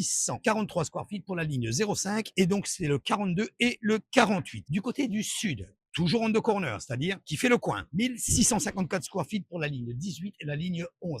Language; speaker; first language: French; native; French